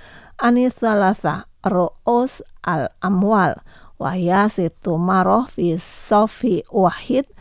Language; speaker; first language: Arabic; non-native, fluent; Indonesian